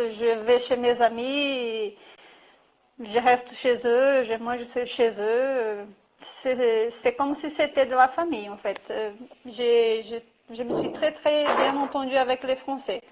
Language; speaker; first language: French; non-native, fluent; Portuguese